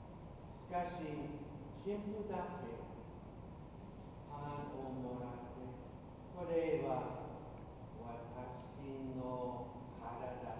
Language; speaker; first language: Japanese; non-native, fluent; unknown